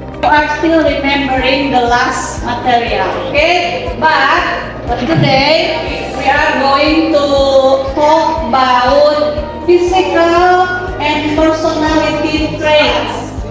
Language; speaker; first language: English; non-native, learner; Indonesian